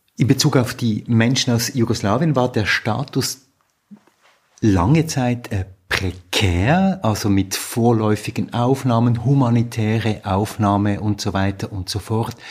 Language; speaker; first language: German; native; German